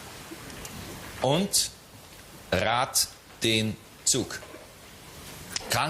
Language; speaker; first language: German; native; German